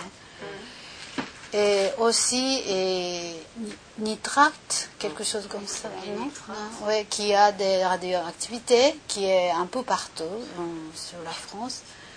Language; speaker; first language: French; non-native, learner; Japanese